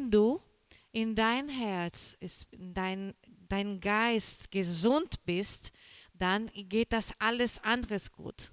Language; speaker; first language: German; non-native, learner; Portuguese